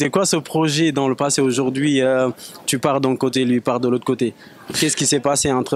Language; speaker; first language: French; non-native, local second language; Wolof